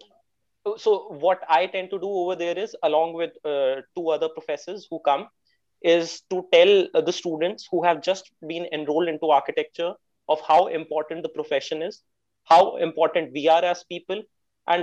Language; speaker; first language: English; non-native, local second language; Hindi